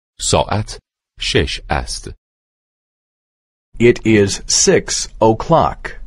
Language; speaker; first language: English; non-native, fluent; Persian